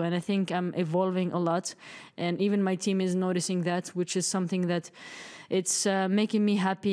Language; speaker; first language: English; non-native, fluent; Arabic